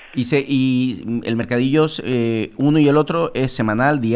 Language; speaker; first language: Spanish; native; Spanish